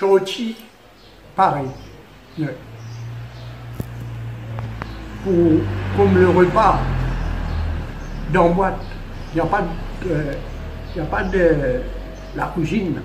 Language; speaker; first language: French; non-native, learner; Morisyen